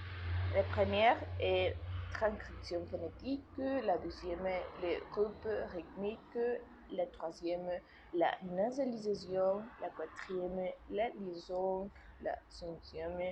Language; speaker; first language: French; non-native, learner; Spanish